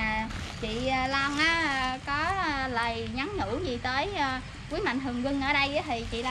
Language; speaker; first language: Vietnamese; native; Vietnamese